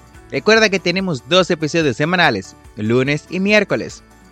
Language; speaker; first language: Spanish; native; Spanish